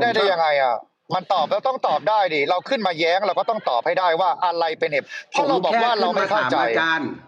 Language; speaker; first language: Thai; native; Thai